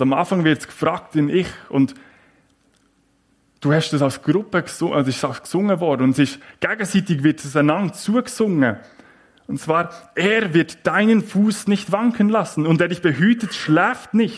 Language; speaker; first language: German; native; German